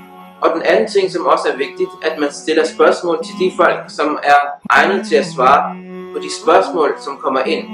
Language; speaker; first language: Danish; early bilingual, other home language; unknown